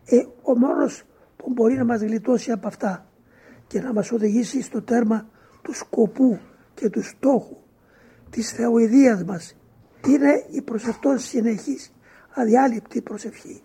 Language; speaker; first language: Greek; native; Greek